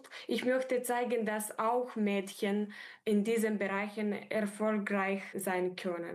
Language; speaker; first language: German; non-native, learner; Romanian